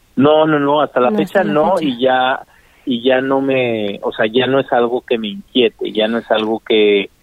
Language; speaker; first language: Spanish; native; Spanish